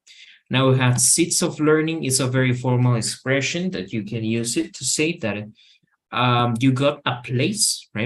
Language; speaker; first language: English; non-native, fluent; Spanish